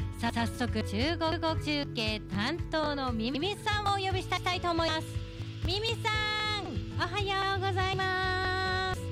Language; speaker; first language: Japanese; native; Japanese